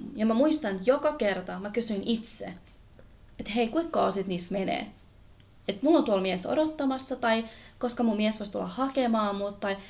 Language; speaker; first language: Finnish; early bilingual, other home language; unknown